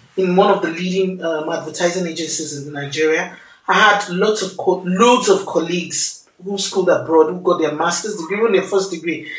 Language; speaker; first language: English; non-native, local second language; Yoruba